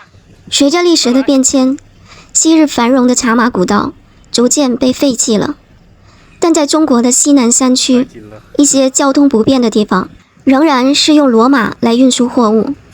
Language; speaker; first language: Chinese; native; Chinese